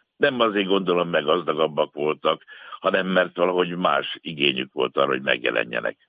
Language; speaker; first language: Hungarian; native; Hungarian